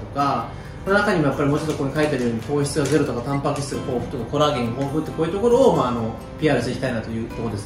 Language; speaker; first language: Japanese; native; Japanese